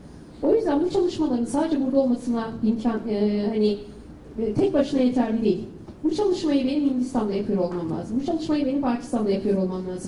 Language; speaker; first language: Turkish; native; Turkish